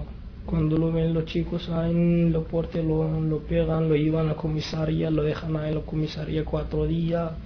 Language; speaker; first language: Spanish; non-native, learner; Arabic